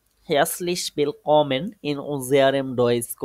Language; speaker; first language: German; non-native, fluent; Bangla